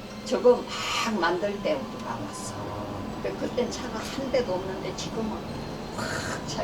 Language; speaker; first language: Korean; native; Korean